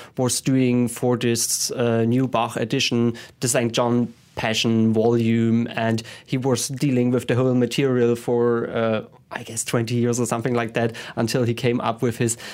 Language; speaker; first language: English; non-native, fluent; German